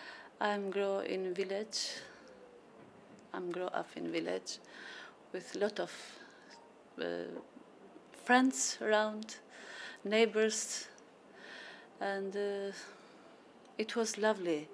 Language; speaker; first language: English; non-native, learner; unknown